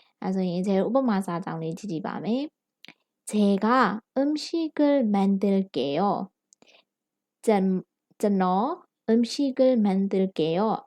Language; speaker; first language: Korean; non-native, fluent; Burmese